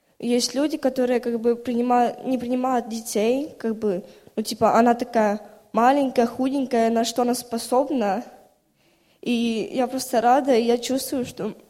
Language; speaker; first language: Russian; native; Russian